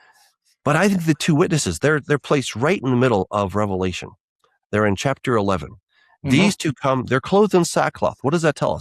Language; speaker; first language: English; native; English